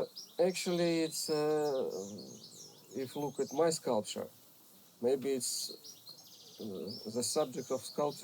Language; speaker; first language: English; non-native, learner; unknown